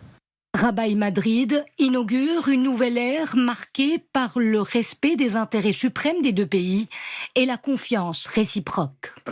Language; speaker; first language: French; non-native, local second language; Arabic